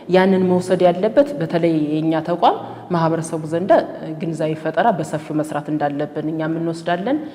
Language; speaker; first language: Amharic; native; Amharic